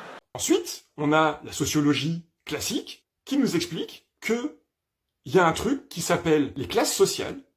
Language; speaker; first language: French; native; French